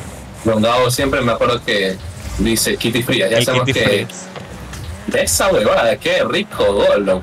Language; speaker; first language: Spanish; native; Spanish